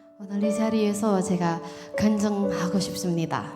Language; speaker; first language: Korean; non-native, learner; Indonesian